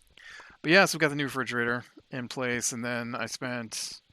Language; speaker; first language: English; native; English